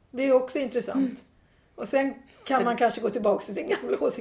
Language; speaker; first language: Swedish; native; Swedish